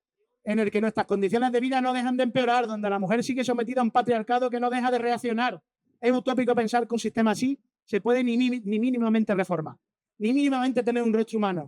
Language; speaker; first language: Spanish; native; Spanish